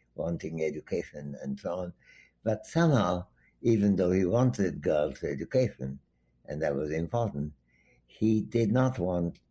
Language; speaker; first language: English; non-native, local second language; Bangla